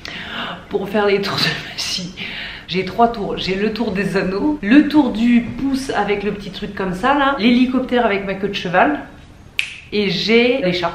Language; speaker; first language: French; native; French